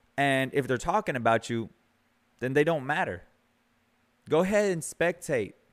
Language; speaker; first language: English; early bilingual, other home language; Spanish